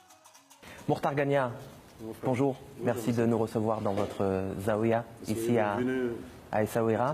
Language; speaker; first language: French; native; French